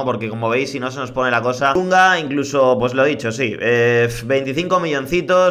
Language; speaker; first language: Spanish; native; Spanish